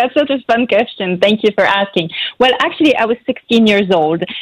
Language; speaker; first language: English; non-native, fluent; French